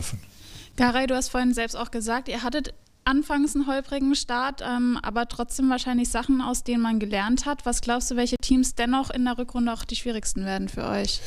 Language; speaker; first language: German; native; German